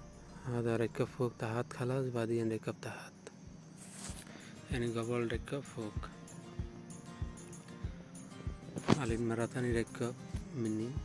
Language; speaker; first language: Arabic; non-native, learner; Bangla